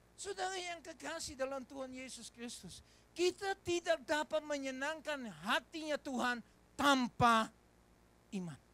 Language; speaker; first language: Indonesian; non-native, fluent; English